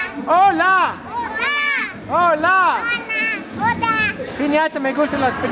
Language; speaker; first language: Spanish; non-native, learner; English